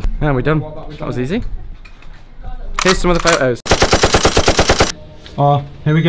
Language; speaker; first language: English; native; English